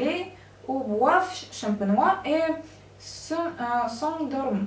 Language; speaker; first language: French; non-native, learner; Russian